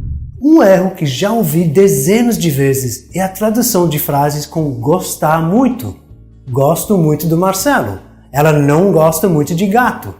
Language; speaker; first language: Portuguese; non-native, fluent; English